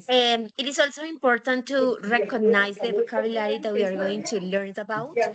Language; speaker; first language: English; non-native, fluent; Spanish